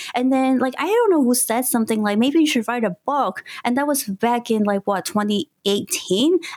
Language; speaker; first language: English; non-native, local second language; Cantonese